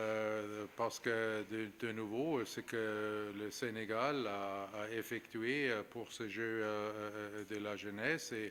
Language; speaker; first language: French; non-native, fluent; German